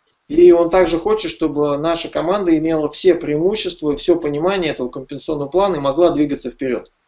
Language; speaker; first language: Russian; native; Russian